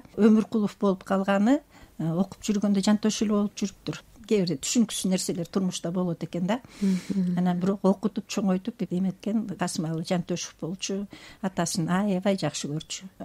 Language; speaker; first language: Kyrgyz; native; Kyrgyz